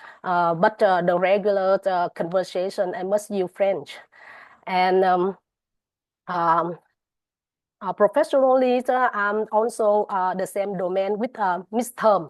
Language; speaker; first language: English; non-native, fluent; Vietnamese